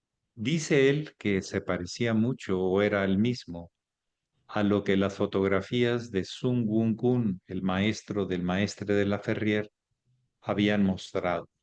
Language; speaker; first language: Spanish; native; Spanish